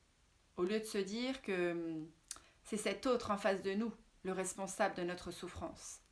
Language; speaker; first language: French; native; French